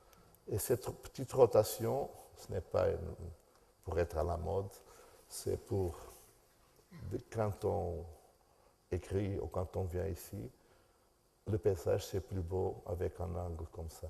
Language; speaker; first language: French; non-native, fluent; Portuguese